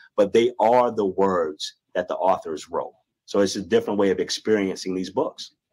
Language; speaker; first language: English; native; English